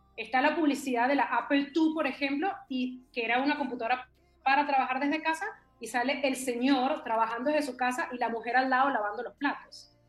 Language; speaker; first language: Spanish; native; Spanish